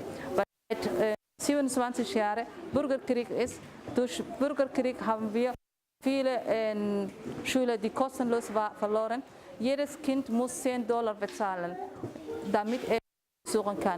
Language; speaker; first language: German; non-native, fluent; Somali